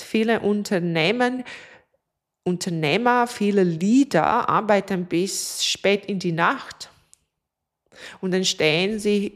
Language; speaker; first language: German; non-native, fluent; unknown